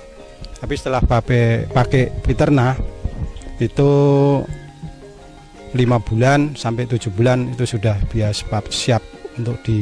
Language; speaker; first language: Indonesian; non-native, local second language; Javanese